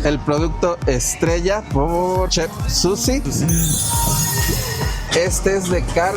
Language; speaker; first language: Spanish; native; Spanish